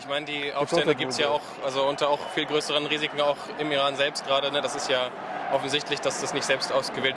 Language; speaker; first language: German; native; German